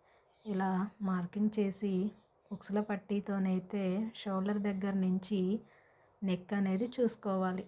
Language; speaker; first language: Telugu; native; Telugu